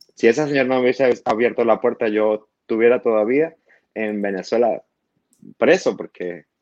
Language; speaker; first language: Spanish; native; Spanish